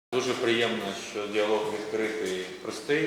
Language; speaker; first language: Ukrainian; native; Ukrainian